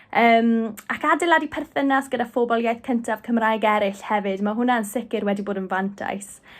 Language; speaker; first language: Welsh; non-native, local second language; English